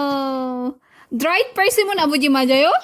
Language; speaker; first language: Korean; non-native, learner; Filipino